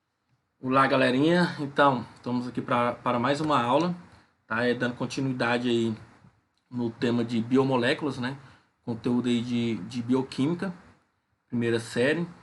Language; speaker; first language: Portuguese; native; Portuguese